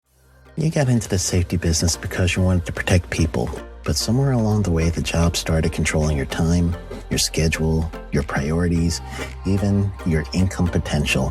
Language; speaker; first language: English; native; English